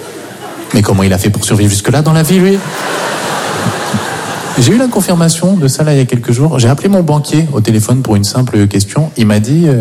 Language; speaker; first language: French; native; French